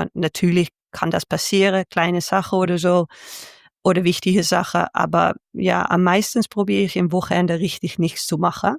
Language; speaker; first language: German; non-native, fluent; Dutch